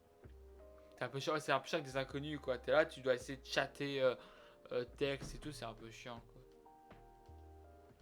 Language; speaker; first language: French; native; French